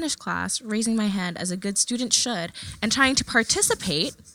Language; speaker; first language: English; early bilingual, other home language; Filipino